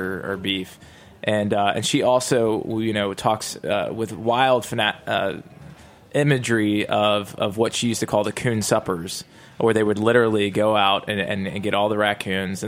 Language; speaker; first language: English; native; English